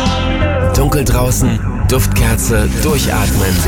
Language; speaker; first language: German; native; German